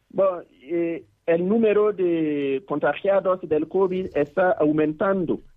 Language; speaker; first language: Spanish; non-native, fluent; Mossi